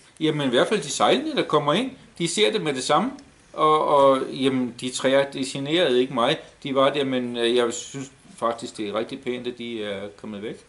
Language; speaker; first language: Danish; native; Danish